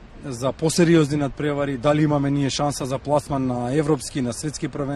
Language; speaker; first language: Macedonian; native; Macedonian